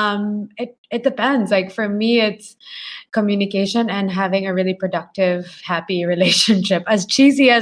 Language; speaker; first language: English; non-native, local second language; Filipino